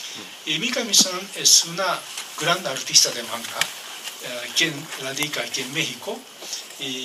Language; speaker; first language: Spanish; non-native, learner; Japanese